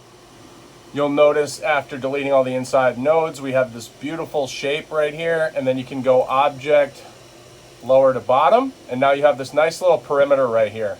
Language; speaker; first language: English; native; English